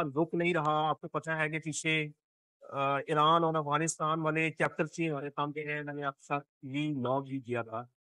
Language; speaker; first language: Urdu; non-native, local second language; Punjabi